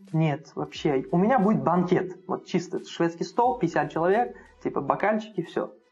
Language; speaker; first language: Russian; non-native, local second language; Uzbek